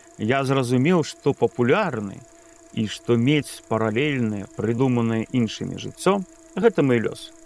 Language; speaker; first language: Belarusian; native; Belarusian